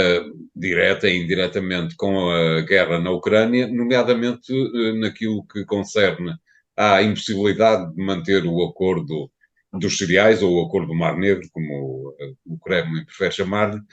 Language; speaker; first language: Portuguese; native; Portuguese